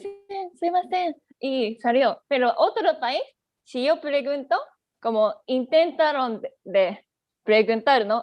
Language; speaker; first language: Spanish; non-native, learner; Japanese